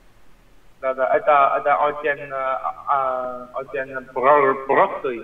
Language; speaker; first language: Russian; non-native, learner; Vietnamese